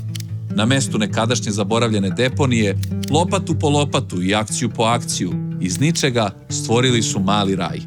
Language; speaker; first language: Croatian; native; Croatian